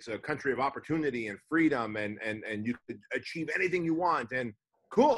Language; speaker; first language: English; native; English